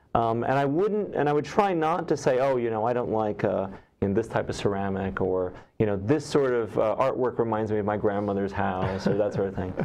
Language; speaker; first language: English; native; English